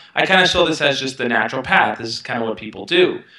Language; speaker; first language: English; native; English